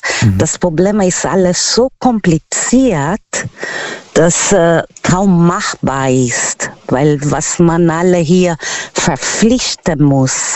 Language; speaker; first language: German; non-native, fluent; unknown